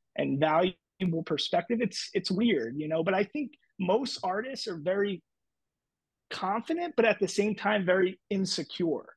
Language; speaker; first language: English; native; English